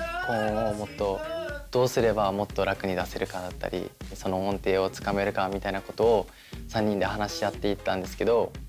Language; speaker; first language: Japanese; native; Japanese